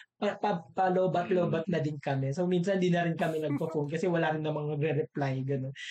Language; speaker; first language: Filipino; non-native, local second language; Bikol